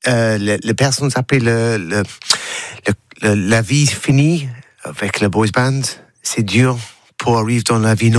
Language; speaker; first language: French; non-native, learner; English